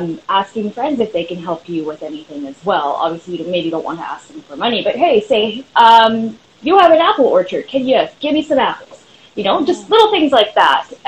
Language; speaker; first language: English; native; English